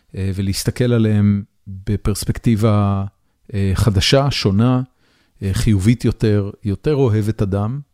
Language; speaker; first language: Hebrew; native; Hebrew